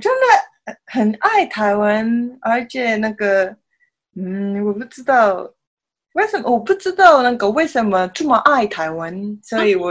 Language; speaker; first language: Chinese; non-native, learner; Japanese